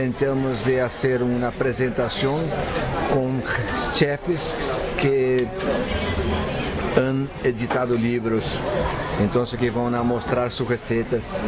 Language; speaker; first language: Spanish; non-native, fluent; Portuguese